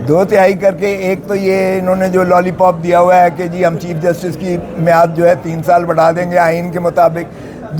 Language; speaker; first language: Urdu; non-native, local second language; Saraiki